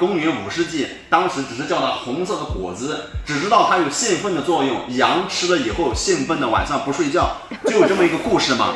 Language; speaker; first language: Chinese; native; Chinese